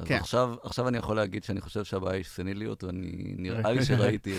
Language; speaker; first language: Hebrew; native; Hebrew